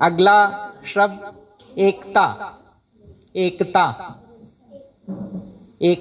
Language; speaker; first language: Hindi; native; Hindi